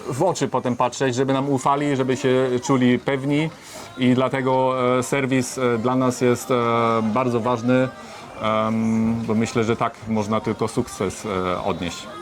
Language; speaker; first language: Polish; early bilingual, heritage; Polish